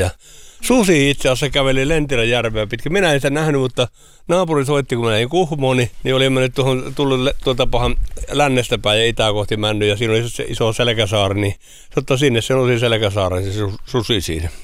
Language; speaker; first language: Finnish; native; Finnish